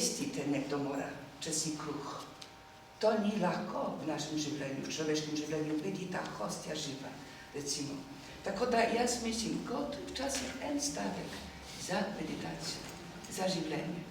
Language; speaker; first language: Slovenian; non-native, learner; Polish